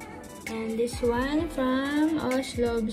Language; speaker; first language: English; non-native, local second language; Filipino